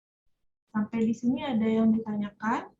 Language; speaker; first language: Indonesian; native; Indonesian